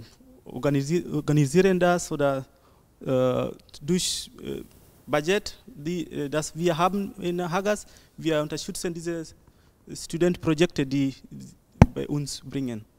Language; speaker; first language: German; non-native, learner; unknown